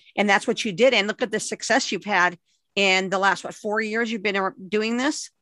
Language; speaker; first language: English; native; English